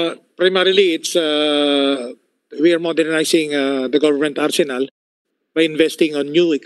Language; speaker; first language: English; non-native, local second language; Filipino